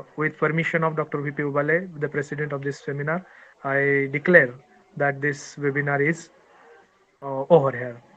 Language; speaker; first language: English; non-native, local second language; Marathi